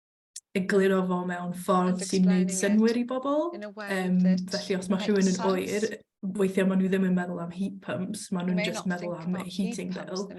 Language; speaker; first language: Welsh; non-native, fluent; English